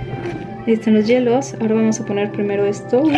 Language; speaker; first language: Spanish; native; Spanish